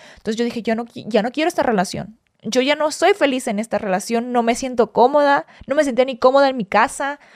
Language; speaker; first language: Spanish; native; Spanish